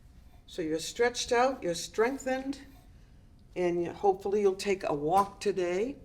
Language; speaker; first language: English; native; English